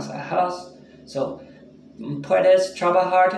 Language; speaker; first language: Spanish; non-native, learner; English